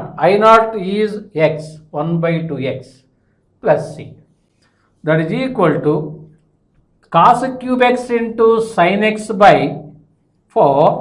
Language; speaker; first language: English; non-native, local second language; Telugu